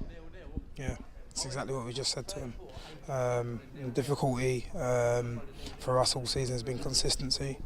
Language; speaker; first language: English; native; English